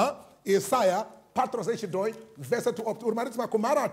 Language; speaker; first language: Romanian; non-native, learner; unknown